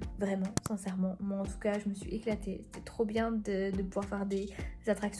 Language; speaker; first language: French; native; French